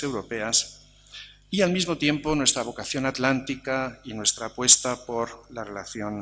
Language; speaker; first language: Spanish; native; Spanish